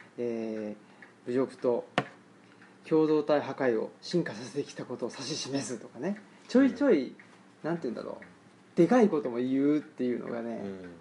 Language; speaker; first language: Japanese; native; Japanese